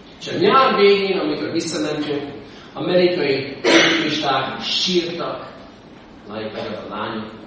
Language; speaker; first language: Hungarian; non-native, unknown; English